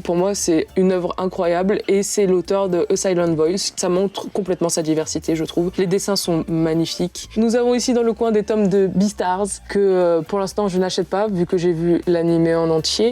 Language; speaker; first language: French; native; French